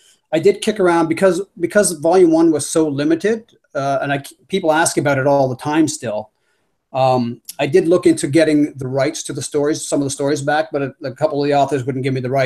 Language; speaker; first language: English; native; English